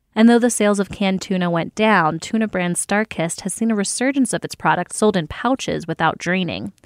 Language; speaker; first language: English; native; English